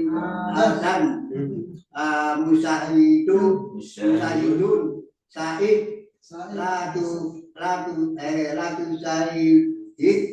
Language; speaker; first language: Arabic; non-native, learner; Indonesian